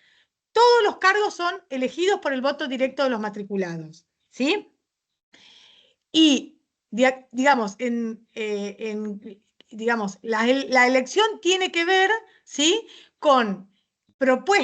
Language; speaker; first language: Spanish; native; Spanish